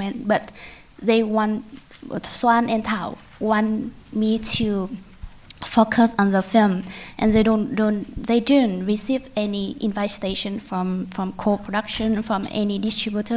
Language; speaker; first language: English; non-native, learner; Vietnamese